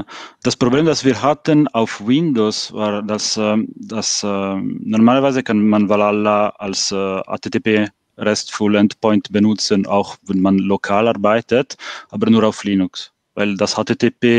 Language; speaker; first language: German; non-native, fluent; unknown